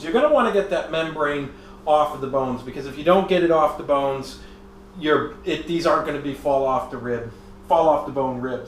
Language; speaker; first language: English; native; English